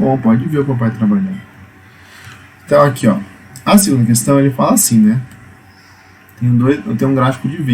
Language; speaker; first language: Portuguese; native; Portuguese